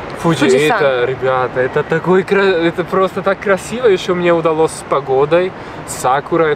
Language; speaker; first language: Russian; non-native, fluent; Spanish